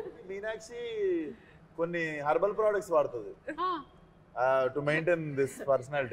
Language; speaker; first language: Telugu; native; Telugu